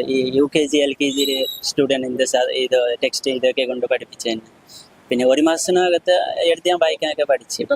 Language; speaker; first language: Malayalam; non-native, local second language; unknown